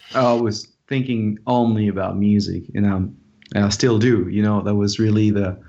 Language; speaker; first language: English; non-native, fluent; French